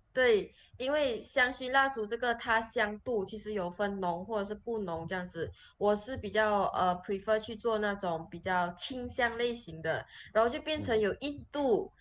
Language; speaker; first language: Chinese; native; Chinese